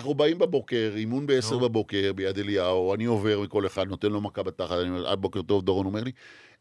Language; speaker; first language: Hebrew; native; Hebrew